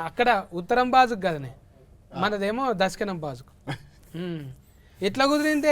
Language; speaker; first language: Telugu; native; Telugu